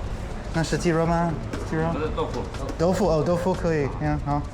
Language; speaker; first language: Chinese; non-native, learner; English